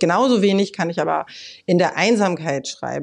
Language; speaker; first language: German; native; German